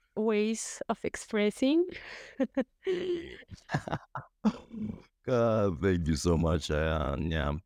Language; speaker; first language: English; non-native, fluent; Spanish